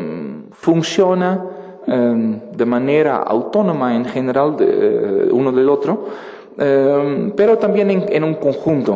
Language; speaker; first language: Spanish; non-native, fluent; Dutch